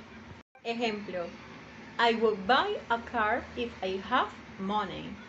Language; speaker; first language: English; non-native, learner; Spanish